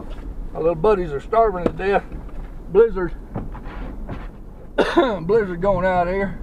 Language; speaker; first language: English; native; English